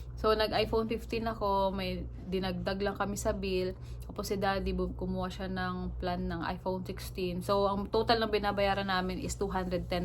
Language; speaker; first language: Filipino; native; Filipino